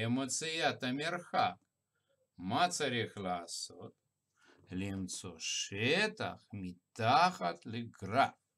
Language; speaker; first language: Hebrew; non-native, fluent; Russian